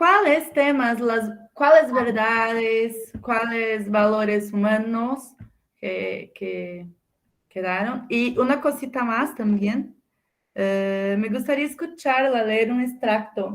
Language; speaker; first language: Spanish; non-native, fluent; Portuguese